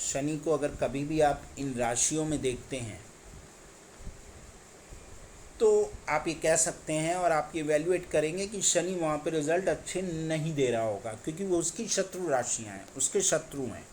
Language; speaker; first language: Hindi; native; Hindi